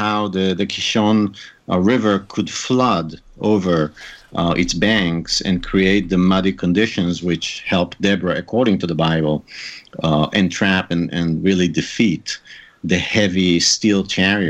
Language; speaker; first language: English; non-native, fluent; Hebrew